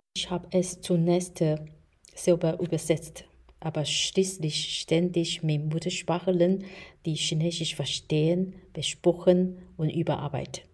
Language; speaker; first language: German; non-native, fluent; Chinese